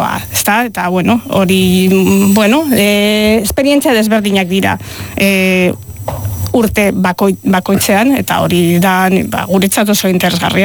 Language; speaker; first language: Basque; non-native, local second language; Spanish